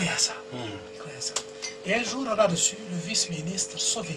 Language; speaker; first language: French; non-native, local second language; Arabic